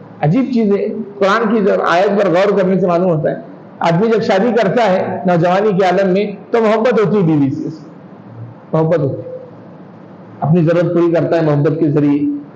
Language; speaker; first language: Urdu; native; Urdu